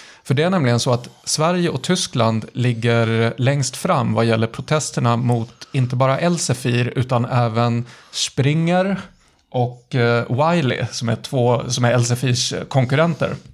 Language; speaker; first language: Swedish; native; Swedish